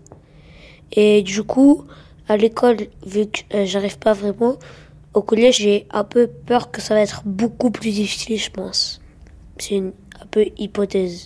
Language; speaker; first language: French; early bilingual, other home language; Ukrainian